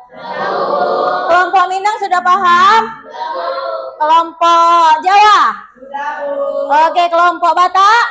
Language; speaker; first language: Indonesian; native; Indonesian